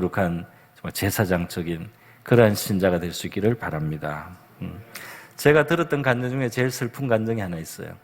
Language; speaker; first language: Korean; native; Korean